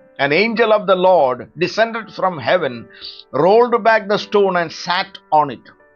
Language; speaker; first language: English; non-native, local second language; Malayalam